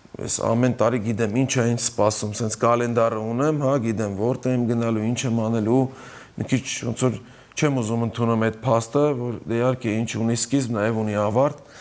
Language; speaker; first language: Armenian; early bilingual, heritage; Armenian